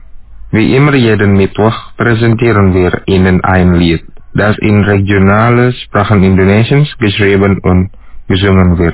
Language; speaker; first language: German; non-native, fluent; Indonesian